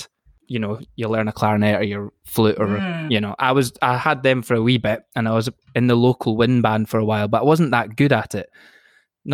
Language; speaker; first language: English; native; English